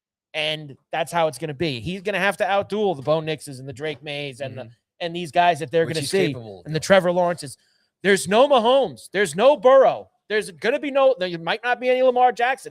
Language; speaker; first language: English; native; English